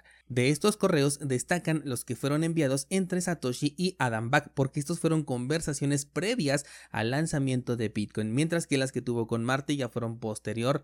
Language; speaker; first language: Spanish; native; Spanish